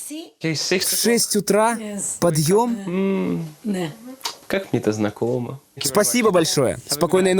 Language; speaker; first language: Russian; native; Russian